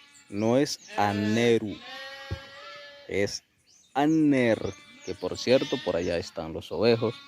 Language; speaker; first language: Spanish; non-native, local second language; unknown